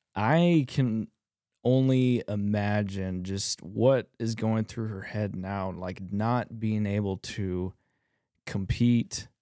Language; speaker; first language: English; native; English